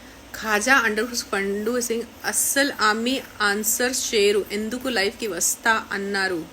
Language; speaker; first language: Telugu; non-native, local second language; Marathi